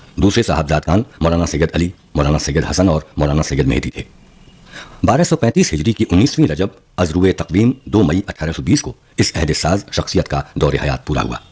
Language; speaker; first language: Urdu; native; Urdu